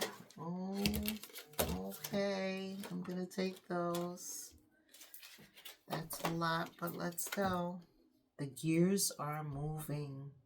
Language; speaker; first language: English; native; English